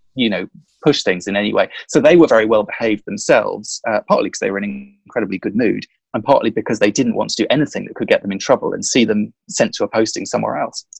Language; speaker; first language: English; native; English